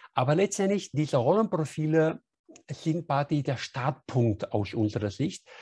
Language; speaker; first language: German; non-native, fluent; Spanish